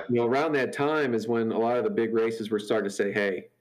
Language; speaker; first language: English; native; English